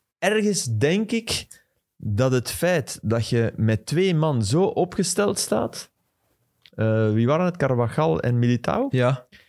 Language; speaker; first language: Dutch; native; Dutch